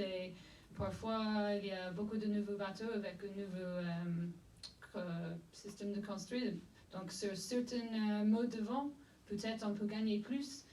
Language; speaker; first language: French; non-native, fluent; English